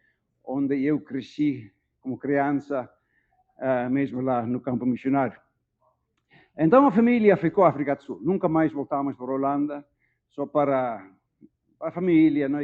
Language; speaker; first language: Portuguese; non-native, fluent; Dutch